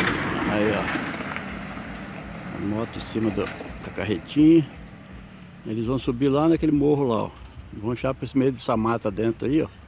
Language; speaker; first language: Portuguese; native; Portuguese